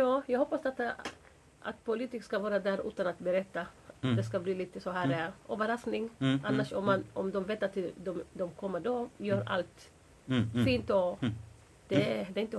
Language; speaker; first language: Swedish; non-native, fluent; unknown